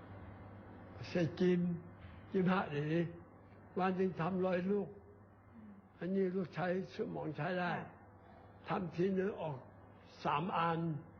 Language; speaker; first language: Thai; non-native, learner; Chinese